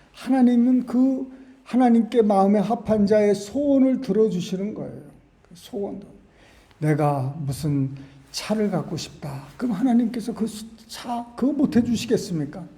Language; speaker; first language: Korean; native; Korean